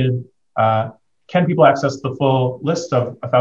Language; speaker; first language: English; native; English